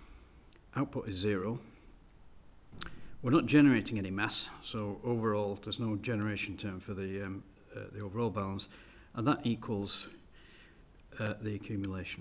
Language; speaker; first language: English; native; English